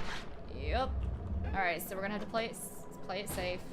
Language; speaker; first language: English; native; English